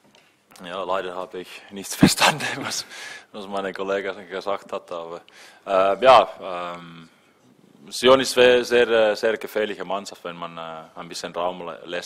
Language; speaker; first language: German; non-native, fluent; Finnish